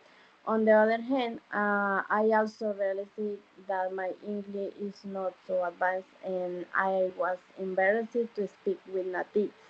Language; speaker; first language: English; non-native, learner; Spanish